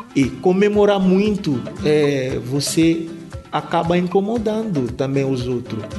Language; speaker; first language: Portuguese; non-native, fluent; Lingala